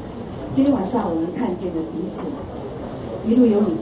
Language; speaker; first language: Chinese; native; Chinese